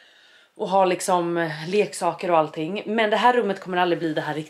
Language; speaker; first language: Swedish; native; Swedish